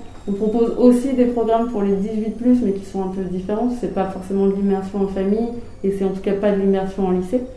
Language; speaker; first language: French; native; French